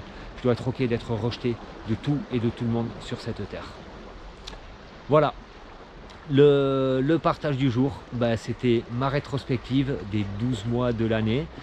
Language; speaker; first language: French; native; French